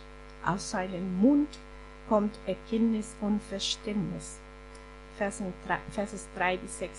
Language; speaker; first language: German; non-native, fluent; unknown